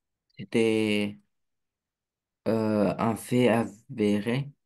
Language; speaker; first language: French; non-native, learner; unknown